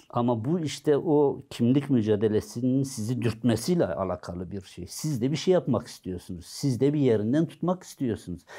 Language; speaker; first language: Turkish; non-native, local second language; Zaza